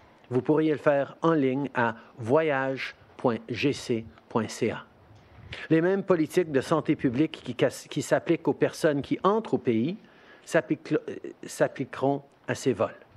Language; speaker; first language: French; early bilingual, heritage; French